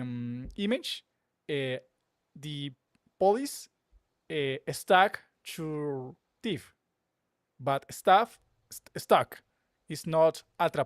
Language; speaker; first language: English; non-native, learner; Spanish